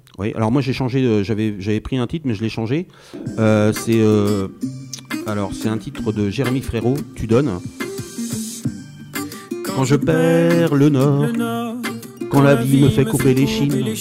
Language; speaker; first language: French; native; French